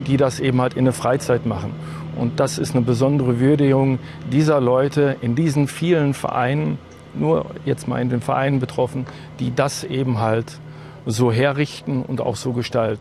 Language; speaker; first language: German; native; German